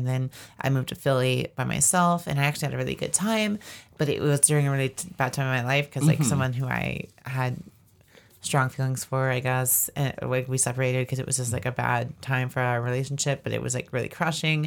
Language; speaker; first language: English; native; English